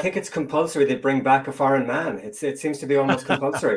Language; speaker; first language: English; native; English